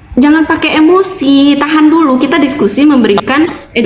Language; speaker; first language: Indonesian; native; Indonesian